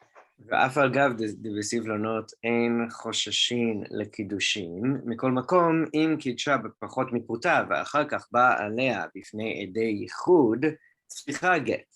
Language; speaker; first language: Hebrew; non-native, fluent; English